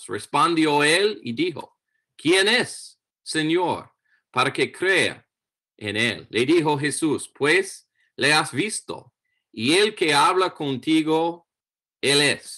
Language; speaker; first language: Spanish; non-native, learner; English